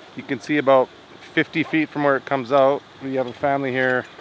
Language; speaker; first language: English; native; English